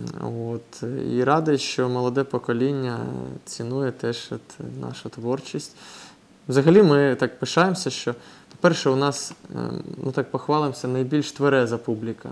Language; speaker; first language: Ukrainian; non-native, local second language; Russian